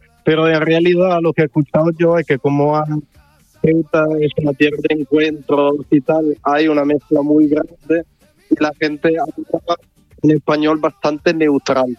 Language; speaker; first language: Spanish; non-native, fluent; Italian